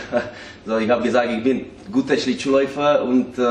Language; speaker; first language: German; non-native, learner; Czech